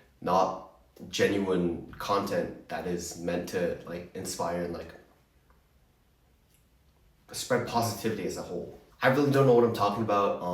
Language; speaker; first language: English; native; English